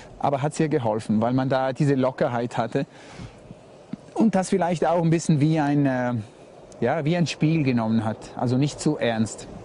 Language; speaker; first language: German; native; German